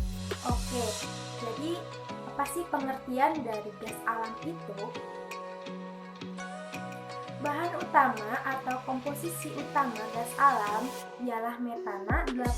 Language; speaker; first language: Indonesian; native; Indonesian